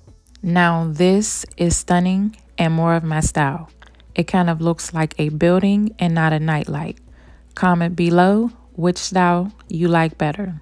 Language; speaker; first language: English; native; English